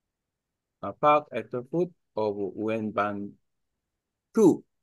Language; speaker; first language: English; non-native, learner; Korean